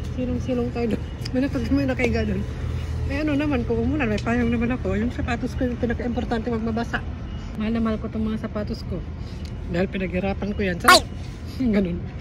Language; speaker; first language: Filipino; native; Filipino